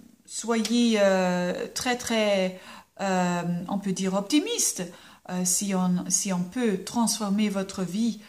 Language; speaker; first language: French; non-native, local second language; Dutch